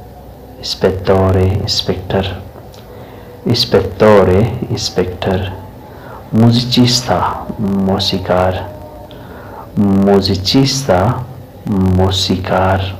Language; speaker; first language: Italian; non-native, fluent; Urdu